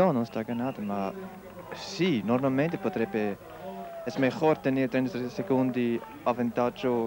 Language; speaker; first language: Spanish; non-native, learner; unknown